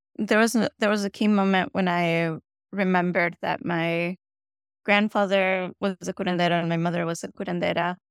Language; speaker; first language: English; non-native, fluent; Spanish